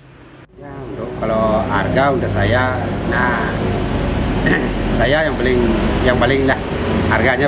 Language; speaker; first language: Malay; non-native, local second language; Balinese